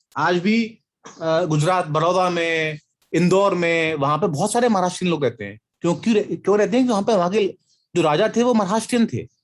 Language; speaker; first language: Hindi; native; Hindi